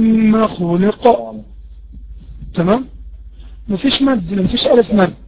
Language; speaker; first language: Arabic; native; Arabic